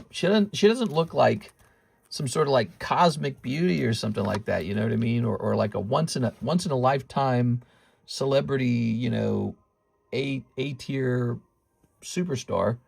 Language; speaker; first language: English; native; English